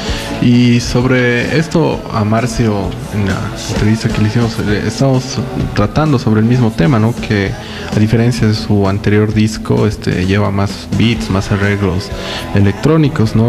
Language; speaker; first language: Spanish; native; Spanish